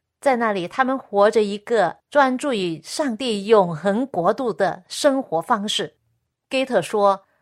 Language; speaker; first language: Chinese; non-native, local second language; Cantonese